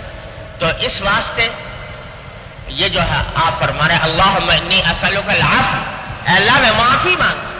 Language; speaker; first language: Urdu; native; Urdu